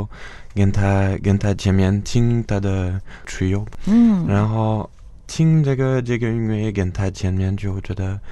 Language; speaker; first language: Chinese; non-native, fluent; French